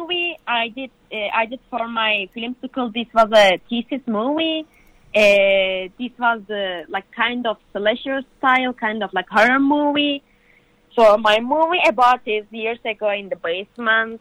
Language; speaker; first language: English; non-native, learner; Turkish